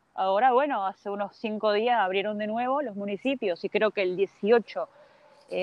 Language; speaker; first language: Spanish; native; Spanish